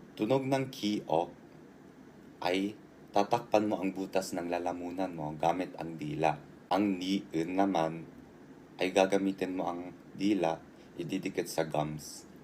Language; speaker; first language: Filipino; early bilingual, heritage; Korean